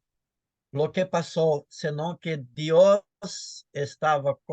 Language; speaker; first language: Spanish; non-native, fluent; Portuguese